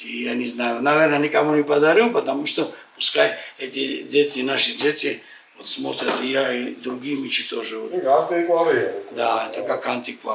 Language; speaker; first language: Russian; non-native, fluent; Georgian